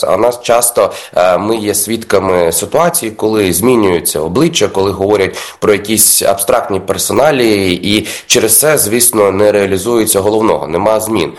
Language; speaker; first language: Ukrainian; native; Ukrainian